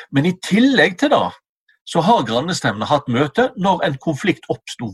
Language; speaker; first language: Norwegian; native; Norwegian